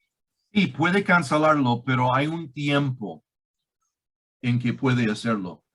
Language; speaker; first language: Spanish; non-native, fluent; English